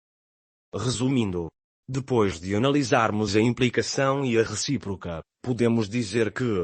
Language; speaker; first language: Portuguese; native; Portuguese